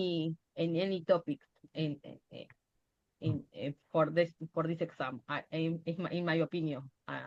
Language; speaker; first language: English; non-native, learner; Spanish